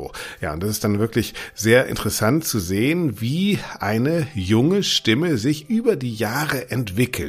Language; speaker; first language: German; native; German